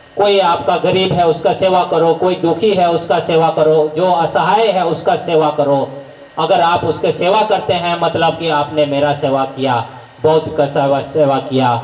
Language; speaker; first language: Hindi; non-native, local second language; Marathi